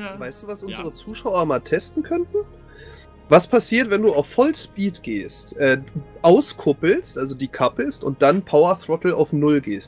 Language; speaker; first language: German; native; German